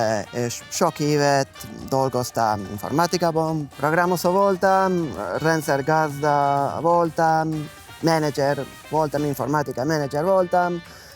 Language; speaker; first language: Hungarian; non-native, fluent; Spanish